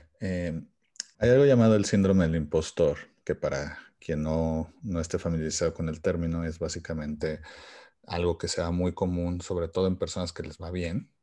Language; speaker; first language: Spanish; native; Spanish